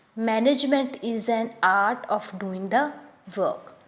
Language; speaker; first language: English; non-native, local second language; Punjabi